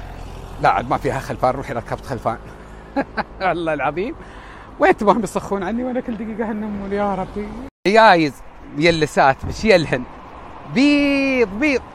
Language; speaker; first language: Arabic; native; Arabic